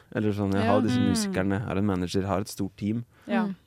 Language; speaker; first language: Norwegian; native; Norwegian